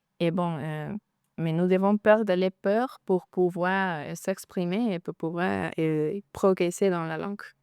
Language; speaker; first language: French; non-native, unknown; Spanish